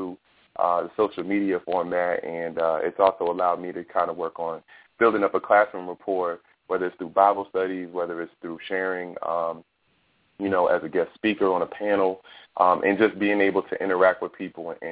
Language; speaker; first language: English; native; English